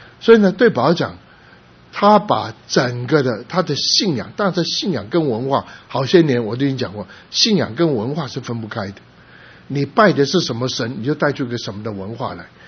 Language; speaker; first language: Chinese; early bilingual, other home language; Cantonese